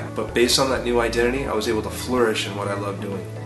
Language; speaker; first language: English; native; English